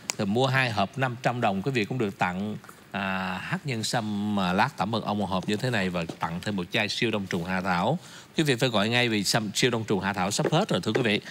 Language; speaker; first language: Vietnamese; native; Vietnamese